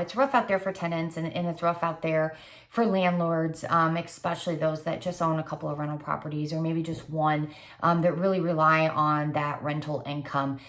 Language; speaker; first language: English; native; English